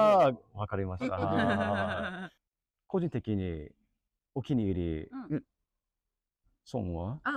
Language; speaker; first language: Japanese; non-native, learner; English